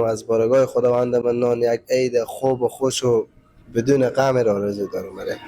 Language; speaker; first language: Persian; native; Persian